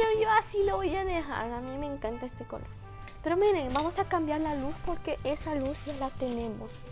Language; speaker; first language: Spanish; native; Spanish